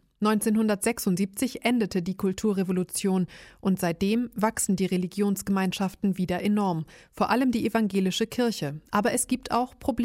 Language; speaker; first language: German; native; German